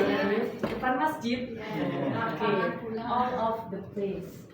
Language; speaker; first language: English; non-native, learner; Indonesian